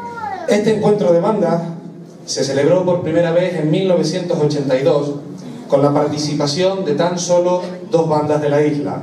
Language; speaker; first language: Spanish; native; Spanish